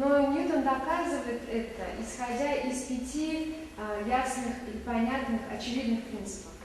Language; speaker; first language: Russian; native; Russian